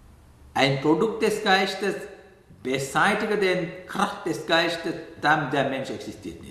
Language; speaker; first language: German; non-native, learner; Sinhala